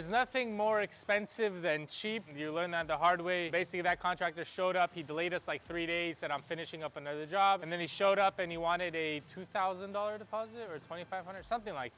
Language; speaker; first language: English; native; English